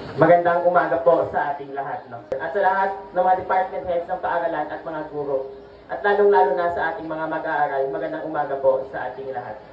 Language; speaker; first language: Filipino; non-native, local second language; Hiligaynon